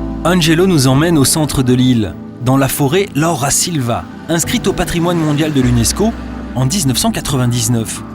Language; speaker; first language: French; native; French